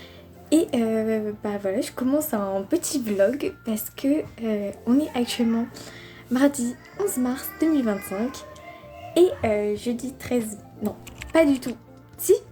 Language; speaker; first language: French; native; French